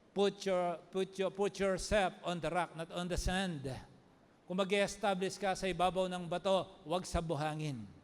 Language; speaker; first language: Filipino; non-native, local second language; Pampanga